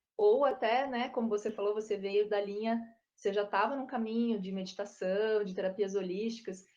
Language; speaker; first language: Portuguese; native; Portuguese